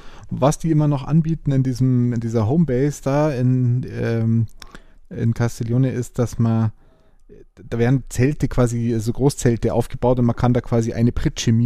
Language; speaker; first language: German; native; German